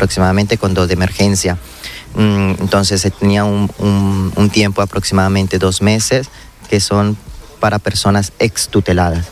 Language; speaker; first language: Spanish; native; Spanish